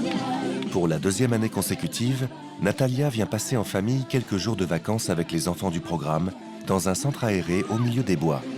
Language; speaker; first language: French; native; French